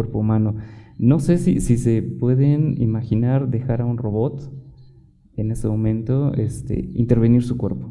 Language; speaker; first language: Spanish; native; Spanish